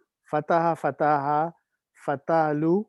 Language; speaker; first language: Arabic; non-native, learner; Urdu